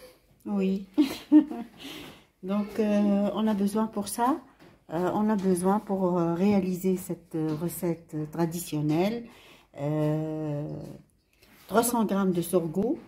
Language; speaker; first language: French; non-native, local second language; Arabic